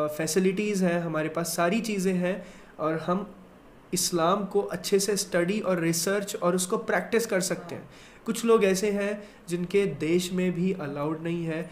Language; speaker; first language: Hindi; native; Hindi